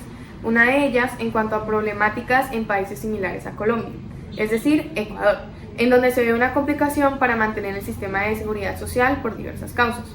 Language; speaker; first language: Spanish; native; Spanish